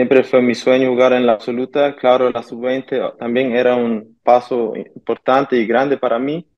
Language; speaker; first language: Spanish; early bilingual, heritage; German